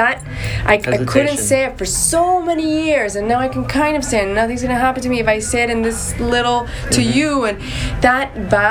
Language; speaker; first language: English; native; English